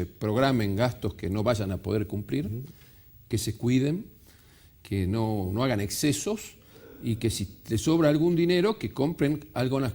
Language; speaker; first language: Spanish; native; Spanish